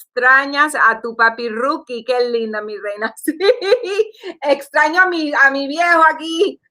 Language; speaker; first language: Spanish; early bilingual, heritage; Spanish